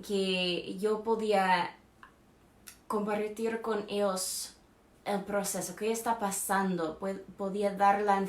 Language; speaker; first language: Spanish; non-native, fluent; English